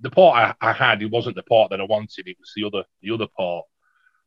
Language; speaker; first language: English; native; English